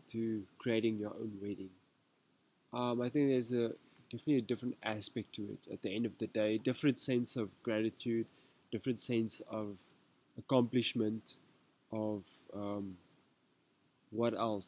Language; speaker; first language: English; non-native, local second language; Afrikaans